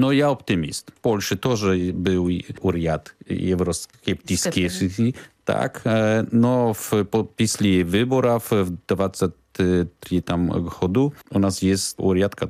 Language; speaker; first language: Ukrainian; non-native, learner; Polish